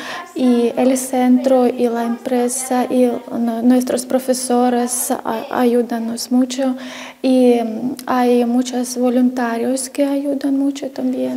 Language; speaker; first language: Spanish; non-native, learner; Ukrainian